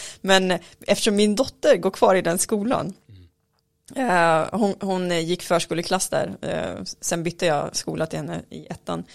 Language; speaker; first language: Swedish; early bilingual, other home language; Arabic